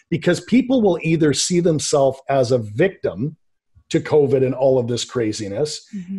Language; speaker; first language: English; native; English